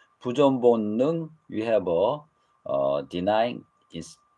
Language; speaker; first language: English; non-native, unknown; Korean